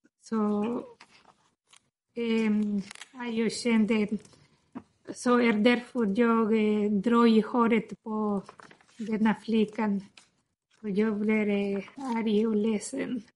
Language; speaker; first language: Swedish; non-native, learner; Spanish